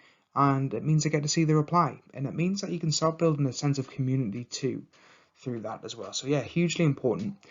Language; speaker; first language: English; native; English